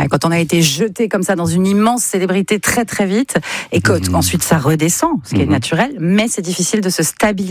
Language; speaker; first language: French; native; French